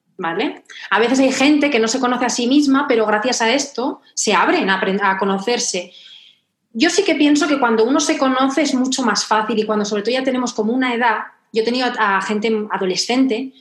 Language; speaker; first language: Spanish; native; Spanish